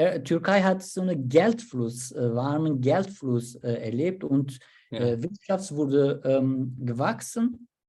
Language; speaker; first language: German; non-native, learner; Turkish